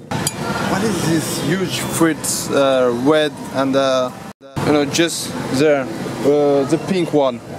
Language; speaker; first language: English; non-native, learner; French